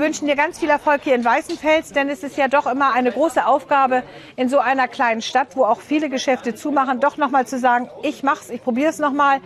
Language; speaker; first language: German; native; German